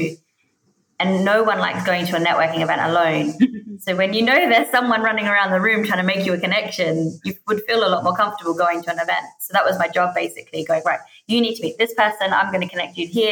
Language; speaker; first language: English; native; English